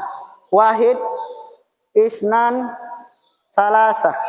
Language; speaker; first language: Arabic; non-native, fluent; Indonesian